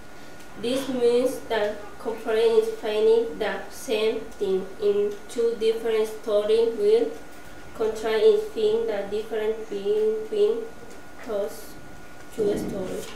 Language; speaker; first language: English; non-native, learner; Spanish